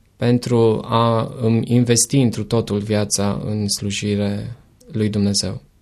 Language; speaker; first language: Romanian; native; Romanian